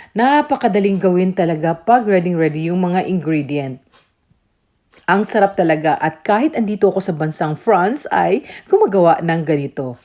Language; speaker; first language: Filipino; non-native, local second language; Cebuano